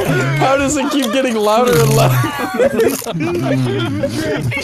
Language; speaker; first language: English; native; English